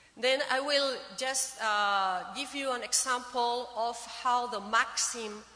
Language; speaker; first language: English; non-native, fluent; Spanish